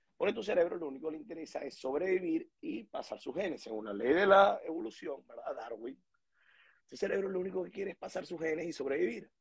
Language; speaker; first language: Spanish; native; Spanish